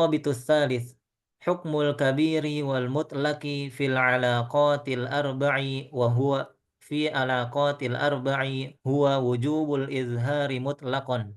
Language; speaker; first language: Arabic; non-native, learner; Indonesian